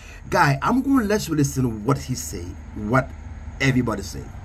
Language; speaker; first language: English; non-native, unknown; Haitian Creole